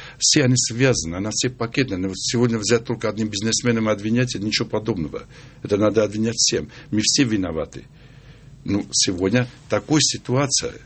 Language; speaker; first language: Russian; non-native, local second language; Armenian